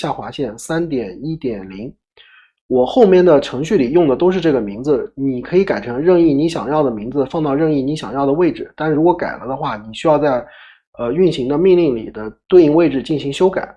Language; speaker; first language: Chinese; native; Chinese